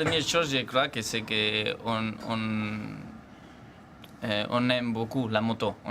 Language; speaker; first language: French; non-native, learner; Spanish